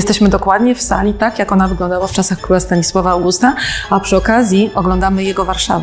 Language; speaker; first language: Polish; native; Polish